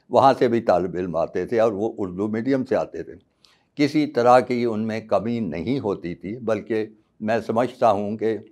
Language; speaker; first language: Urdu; native; Urdu